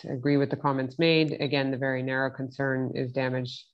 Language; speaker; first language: English; native; English